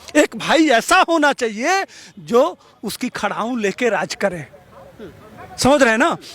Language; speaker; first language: Hindi; native; Hindi